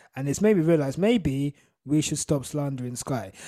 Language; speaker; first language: English; native; English